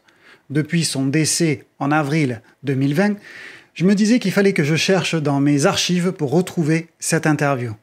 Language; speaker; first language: French; native; French